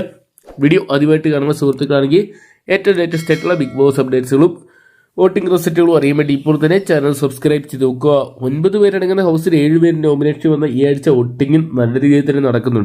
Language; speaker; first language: Malayalam; native; Malayalam